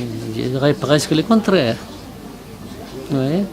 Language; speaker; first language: French; non-native, fluent; Spanish